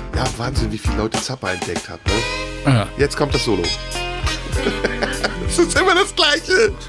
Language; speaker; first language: German; native; German